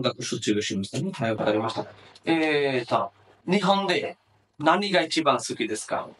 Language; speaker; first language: Japanese; non-native, fluent; Bangla